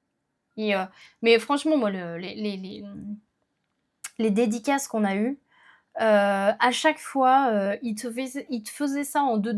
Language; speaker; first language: French; native; French